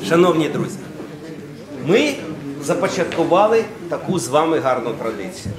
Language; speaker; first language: Ukrainian; native; Ukrainian